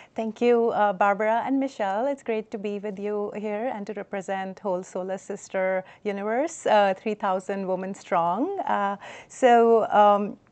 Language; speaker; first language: English; non-native, local second language; Hindi